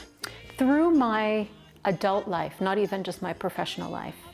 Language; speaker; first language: English; native; English